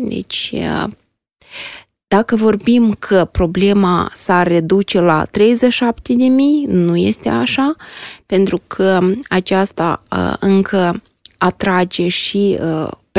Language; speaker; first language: Romanian; native; Romanian